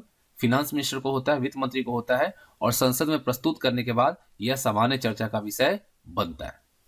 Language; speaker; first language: Hindi; native; Hindi